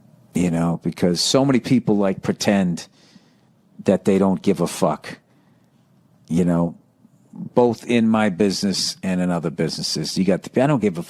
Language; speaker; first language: English; native; English